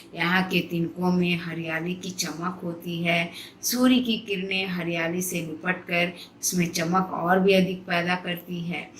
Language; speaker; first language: Hindi; non-native, local second language; Telugu